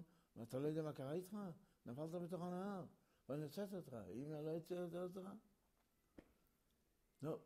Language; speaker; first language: Hebrew; early bilingual, other home language; Yiddish